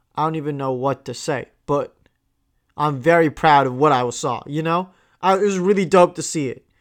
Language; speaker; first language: English; non-native, local second language; Tamil